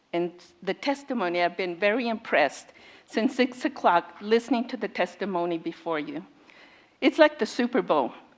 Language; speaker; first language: English; native; English